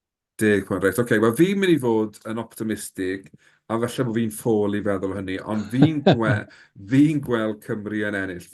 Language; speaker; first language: Welsh; native; Welsh